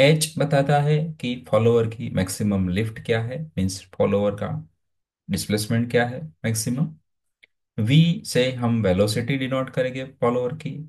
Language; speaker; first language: Hindi; non-native, local second language; Gujarati